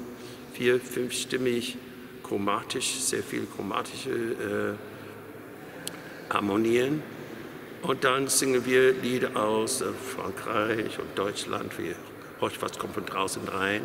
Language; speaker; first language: German; non-native, fluent; English